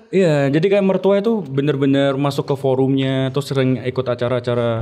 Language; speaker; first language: Indonesian; native; Indonesian